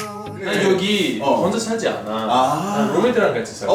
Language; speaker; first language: Korean; non-native, fluent; Greek